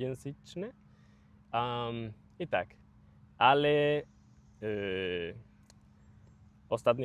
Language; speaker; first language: Polish; non-native, learner; Spanish